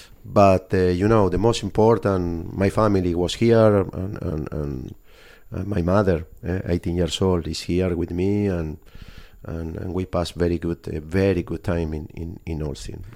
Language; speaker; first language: English; non-native, fluent; Spanish